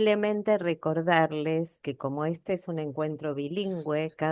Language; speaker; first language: Spanish; native; Spanish